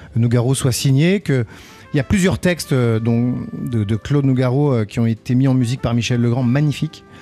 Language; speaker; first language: French; native; French